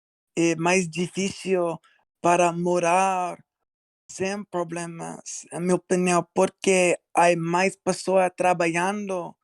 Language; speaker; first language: Portuguese; non-native, learner; English